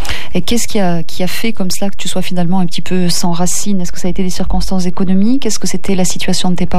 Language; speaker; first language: French; native; French